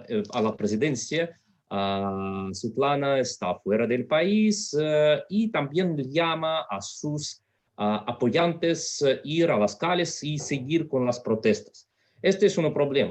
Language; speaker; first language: Spanish; non-native, fluent; Russian